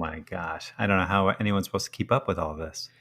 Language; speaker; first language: English; native; English